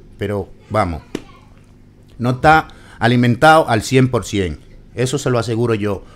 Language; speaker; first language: Spanish; native; Spanish